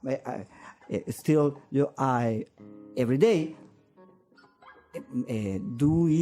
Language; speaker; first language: English; non-native, learner; Spanish